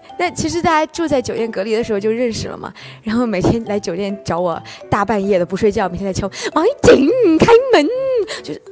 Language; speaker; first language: Chinese; native; Chinese